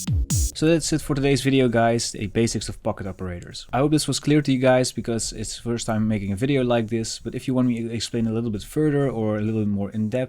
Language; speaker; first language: English; non-native, fluent; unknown